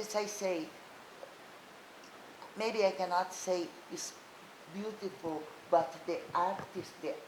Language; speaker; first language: English; non-native, learner; Portuguese